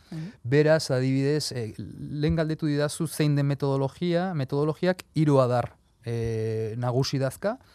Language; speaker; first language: Basque; non-native, local second language; Spanish